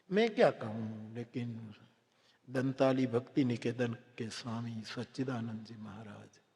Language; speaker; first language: Hindi; non-native, local second language; Gujarati